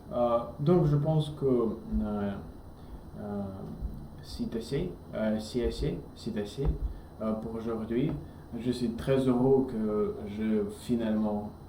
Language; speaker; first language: French; non-native, learner; English